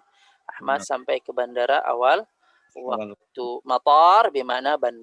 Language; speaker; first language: Indonesian; native; Indonesian